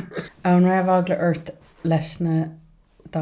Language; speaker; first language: Irish; non-native, local second language; English